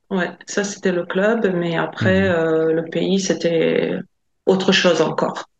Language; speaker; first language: French; non-native, fluent; Latvian